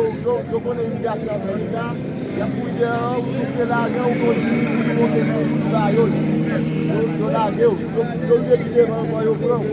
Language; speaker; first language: Spanish; non-native, learner; Haitian Creole